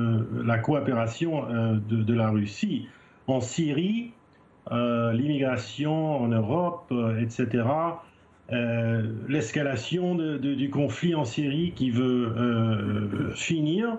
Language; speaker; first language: French; non-native, fluent; English